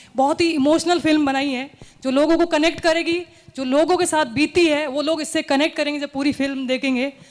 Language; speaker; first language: Hindi; native; Hindi